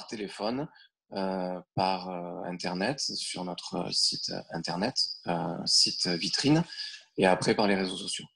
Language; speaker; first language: French; native; French